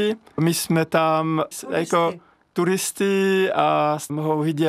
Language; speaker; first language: Czech; non-native, fluent; French